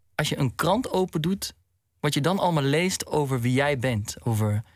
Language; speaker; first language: Dutch; native; Dutch